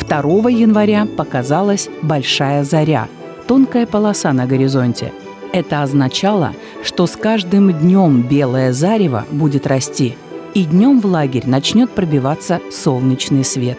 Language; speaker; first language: Russian; native; Russian